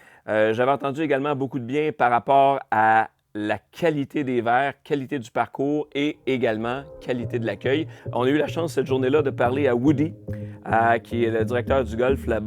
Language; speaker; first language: French; native; French